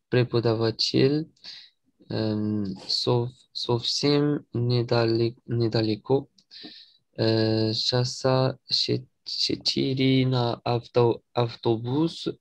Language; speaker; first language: Russian; non-native, learner; French